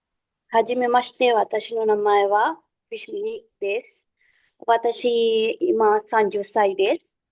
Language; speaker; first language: Japanese; non-native, learner; Sinhala